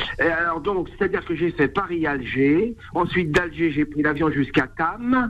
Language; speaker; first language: French; native; French